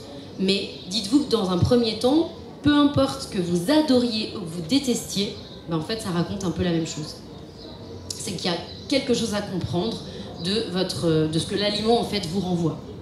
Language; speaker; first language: French; native; French